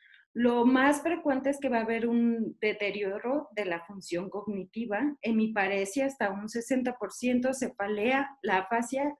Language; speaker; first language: Spanish; native; Spanish